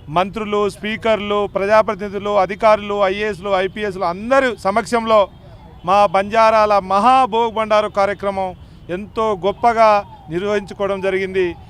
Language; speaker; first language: Telugu; non-native, local second language; Lambadi